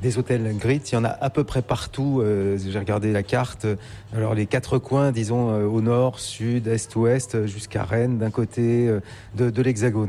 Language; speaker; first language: French; native; French